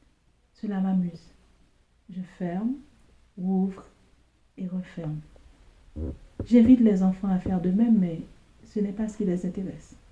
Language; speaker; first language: French; non-native, local second language; Haitian Creole